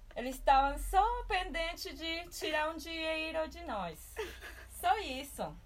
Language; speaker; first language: Portuguese; non-native, fluent; Spanish